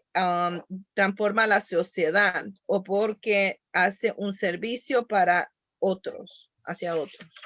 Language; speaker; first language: Spanish; early bilingual, heritage; Spanish